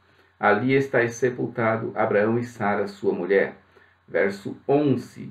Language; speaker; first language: Portuguese; native; Portuguese